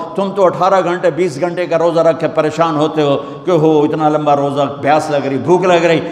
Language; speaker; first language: Urdu; non-native, local second language; Punjabi